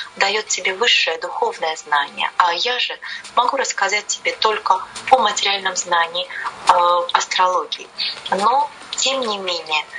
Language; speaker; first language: Russian; native; Russian